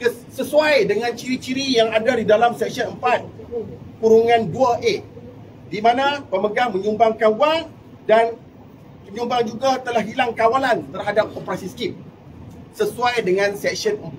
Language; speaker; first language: Malay; native; Malay